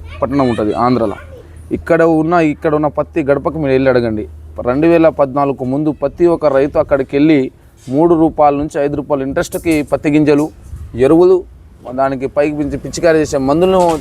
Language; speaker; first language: Telugu; non-native, local second language; Lambadi